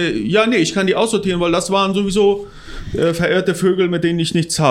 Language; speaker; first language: German; non-native, local second language; Plautdietsch